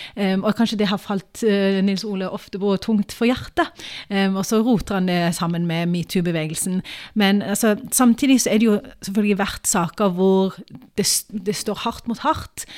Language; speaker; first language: Norwegian; early bilingual, other home language; Urdu